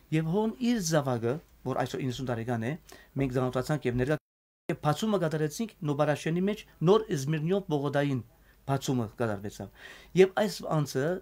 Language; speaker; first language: Armenian; native; Armenian